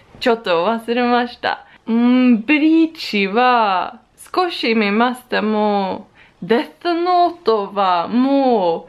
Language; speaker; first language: Japanese; non-native, learner; Swedish